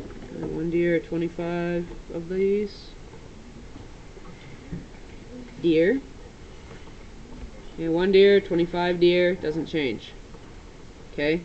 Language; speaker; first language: English; native; English